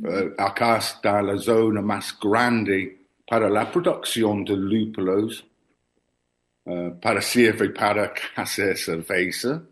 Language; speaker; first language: Spanish; non-native, learner; English